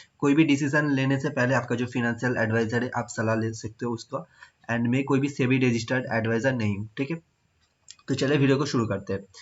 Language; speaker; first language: Hindi; non-native, local second language; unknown